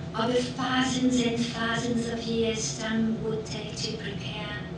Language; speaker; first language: English; non-native, fluent; French